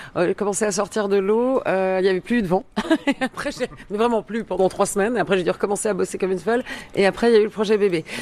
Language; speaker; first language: French; native; French